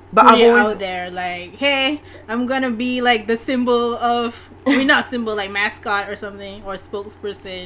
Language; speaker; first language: English; non-native, local second language; Malay